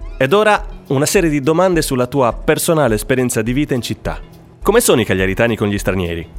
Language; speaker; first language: Italian; native; Italian